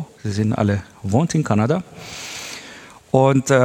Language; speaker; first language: German; non-native, learner; Persian